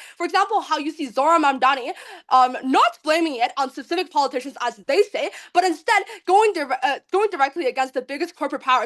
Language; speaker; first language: English; non-native, fluent; Chinese